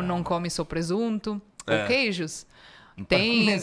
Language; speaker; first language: Portuguese; non-native, fluent; Italian